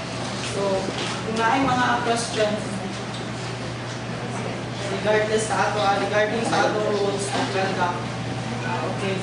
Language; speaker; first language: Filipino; non-native, local second language; Cebuano